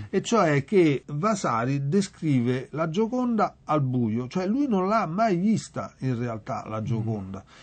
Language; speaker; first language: Italian; native; Italian